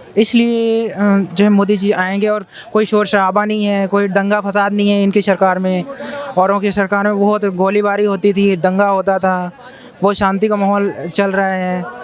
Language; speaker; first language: Hindi; native; Hindi